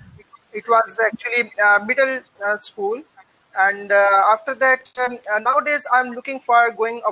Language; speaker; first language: English; non-native, learner; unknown